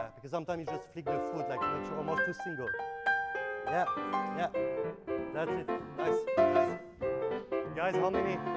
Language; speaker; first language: English; non-native, fluent; French